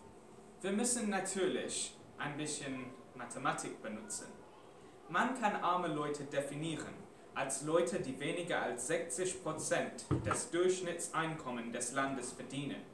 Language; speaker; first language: German; non-native, fluent; English